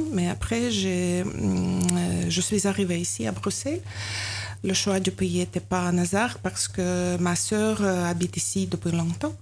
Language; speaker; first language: French; non-native, learner; Ukrainian